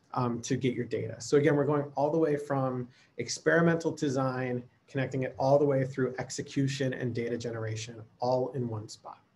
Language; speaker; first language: English; native; English